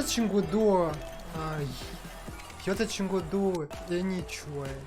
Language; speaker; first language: Korean; non-native, learner; Russian